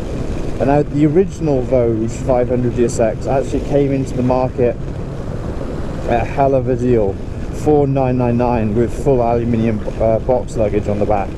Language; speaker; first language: English; native; English